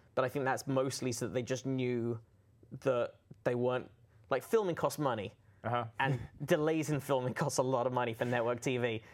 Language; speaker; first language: English; native; English